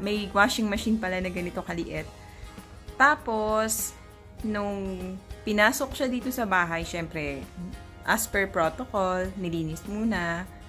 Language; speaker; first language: Filipino; native; Filipino